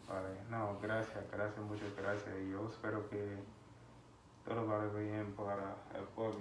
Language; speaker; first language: Spanish; non-native, fluent; English